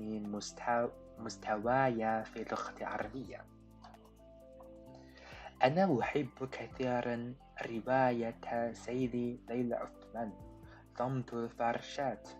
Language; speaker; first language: Arabic; non-native, fluent; Chinese